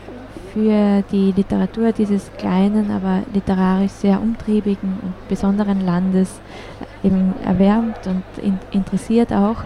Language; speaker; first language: German; native; German